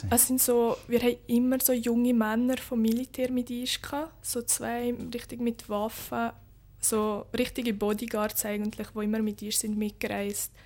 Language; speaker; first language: German; early bilingual, other home language; Bosnian